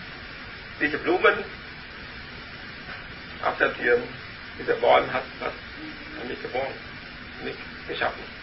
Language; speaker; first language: German; non-native, learner; Vietnamese